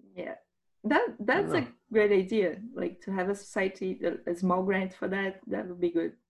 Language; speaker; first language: English; non-native, fluent; Portuguese